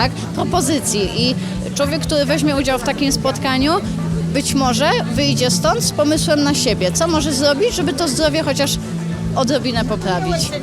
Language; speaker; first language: Polish; native; Polish